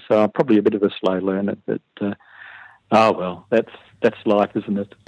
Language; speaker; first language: English; native; English